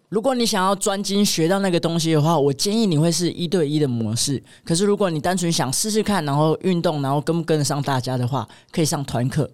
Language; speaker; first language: Chinese; native; Chinese